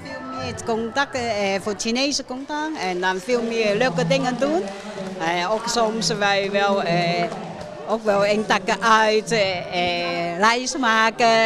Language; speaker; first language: Dutch; non-native, learner; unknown